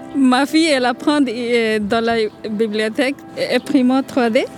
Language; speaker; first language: French; non-native, learner; Bangla